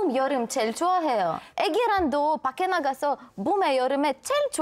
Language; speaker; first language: Korean; non-native, learner; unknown